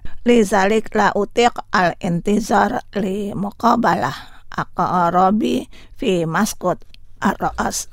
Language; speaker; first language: Arabic; non-native, fluent; Indonesian